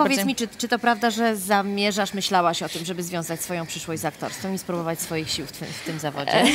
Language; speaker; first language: Polish; native; Polish